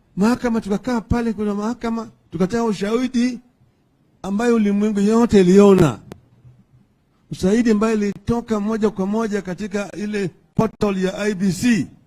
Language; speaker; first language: Swahili; non-native, local second language; Luo (Kenya and Tanzania)